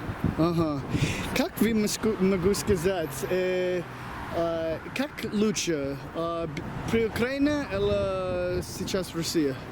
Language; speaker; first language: Russian; non-native, learner; English